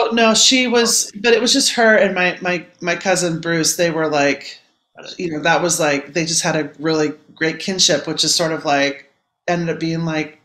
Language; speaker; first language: English; native; English